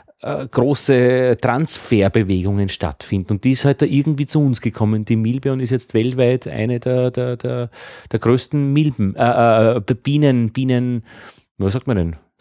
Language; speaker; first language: German; native; German